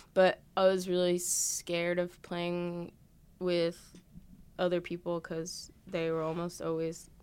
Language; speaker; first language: English; native; English